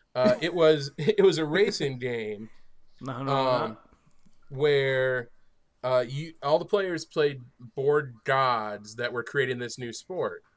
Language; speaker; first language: English; native; English